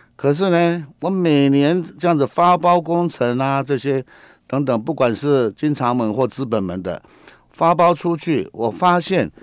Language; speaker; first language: Chinese; native; Chinese